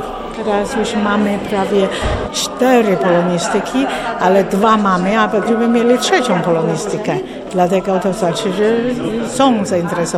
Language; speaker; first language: Polish; non-native, fluent; Chinese